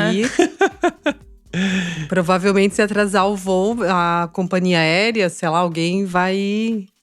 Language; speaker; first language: Portuguese; native; Portuguese